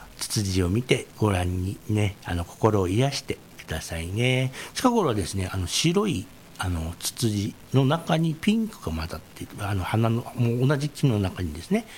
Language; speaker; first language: Japanese; native; Japanese